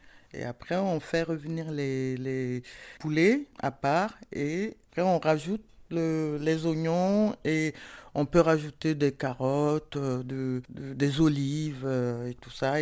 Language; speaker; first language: French; non-native, local second language; Bambara